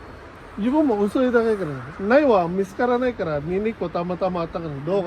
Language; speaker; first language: Japanese; non-native, learner; Filipino